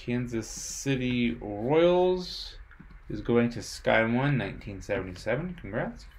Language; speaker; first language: English; native; English